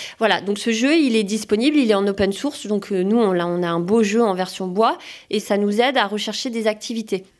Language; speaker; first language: French; native; French